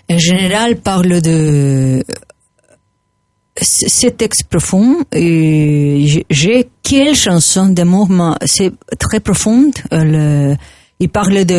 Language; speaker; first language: French; non-native, learner; Spanish